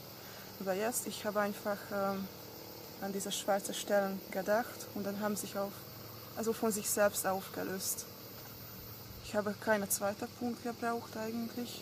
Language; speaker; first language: German; non-native, fluent; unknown